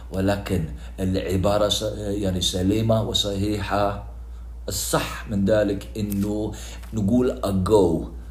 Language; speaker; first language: Arabic; non-native, learner; English